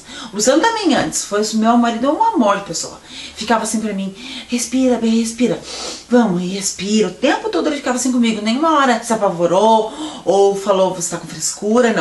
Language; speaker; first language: Portuguese; native; Portuguese